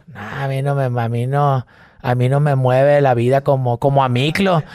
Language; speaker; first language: Spanish; native; Spanish